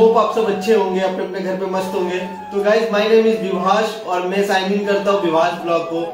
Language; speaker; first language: Hindi; non-native, local second language; Bangla